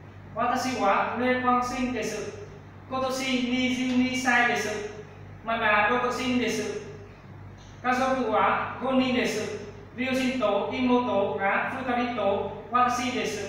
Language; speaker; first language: Japanese; non-native, learner; Vietnamese